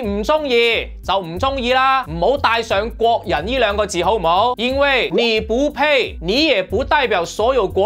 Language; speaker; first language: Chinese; non-native, local second language; Cantonese